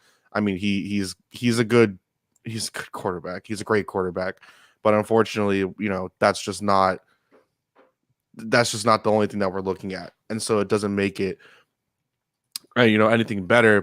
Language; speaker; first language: English; native; English